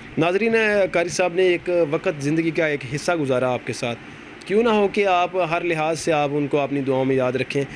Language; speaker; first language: Urdu; non-native, local second language; Punjabi